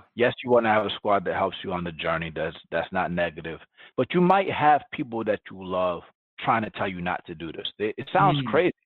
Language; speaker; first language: English; early bilingual, other home language; Spanish